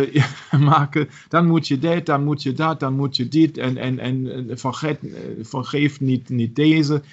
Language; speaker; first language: Dutch; non-native, learner; German